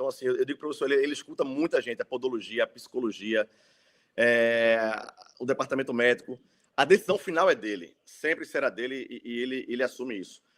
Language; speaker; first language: Portuguese; native; Portuguese